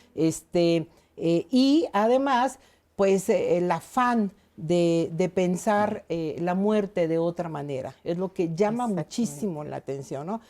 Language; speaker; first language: Spanish; native; Spanish